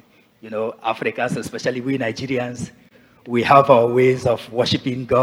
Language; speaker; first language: English; non-native, local second language; Igbo